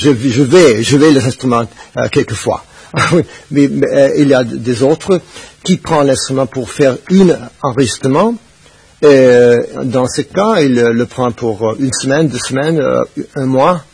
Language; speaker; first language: French; non-native, fluent; Spanish